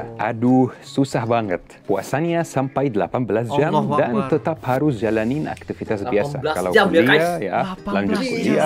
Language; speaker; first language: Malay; non-native, fluent; Arabic